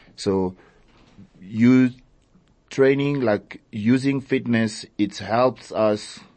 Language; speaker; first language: English; early bilingual, other home language; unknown